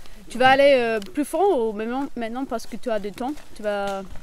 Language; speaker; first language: French; non-native, learner; English